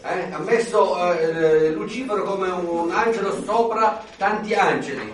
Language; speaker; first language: Italian; native; Italian